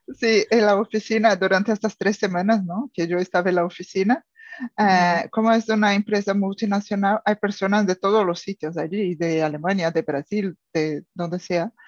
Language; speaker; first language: Spanish; non-native, fluent; Portuguese